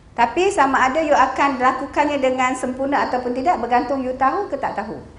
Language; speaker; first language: Malay; native; Malay